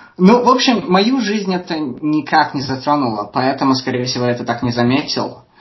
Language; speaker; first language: Russian; native; Russian